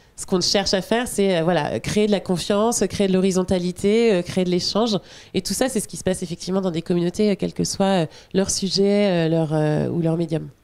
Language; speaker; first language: French; native; French